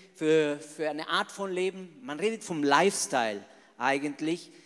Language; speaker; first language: German; non-native, fluent; Spanish